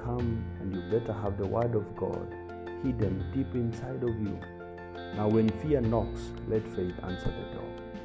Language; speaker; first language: English; non-native, local second language; Kamba